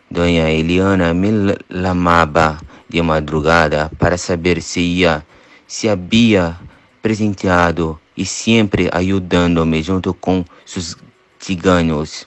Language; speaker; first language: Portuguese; non-native, learner; Spanish